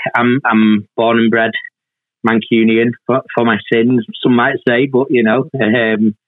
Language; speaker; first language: English; native; English